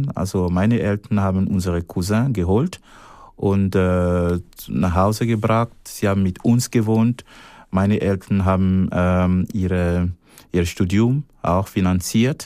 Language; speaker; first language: German; non-native, fluent; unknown